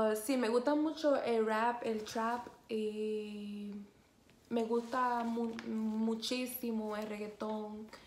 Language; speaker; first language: Spanish; early bilingual, other home language; English